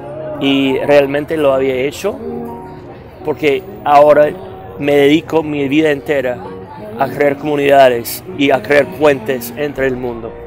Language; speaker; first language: Spanish; non-native, fluent; English